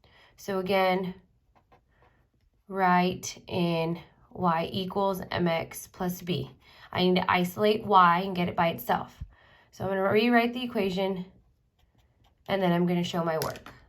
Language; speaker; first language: English; native; English